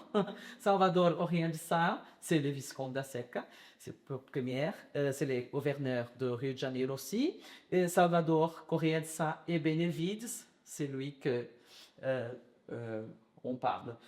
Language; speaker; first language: French; non-native, learner; Portuguese